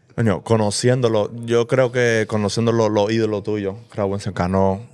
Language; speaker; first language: Spanish; early bilingual, heritage; Spanish